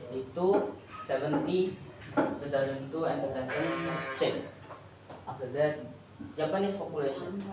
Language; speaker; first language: English; non-native, learner; Indonesian